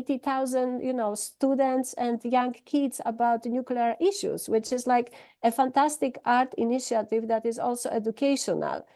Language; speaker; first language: English; non-native, fluent; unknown